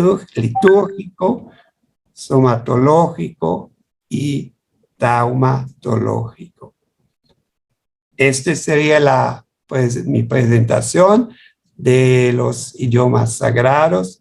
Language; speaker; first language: Spanish; non-native, fluent; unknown